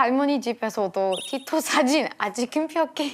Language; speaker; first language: Korean; non-native, fluent; Bosnian